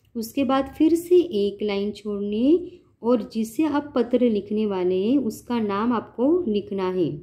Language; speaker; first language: Hindi; non-native, local second language; Marathi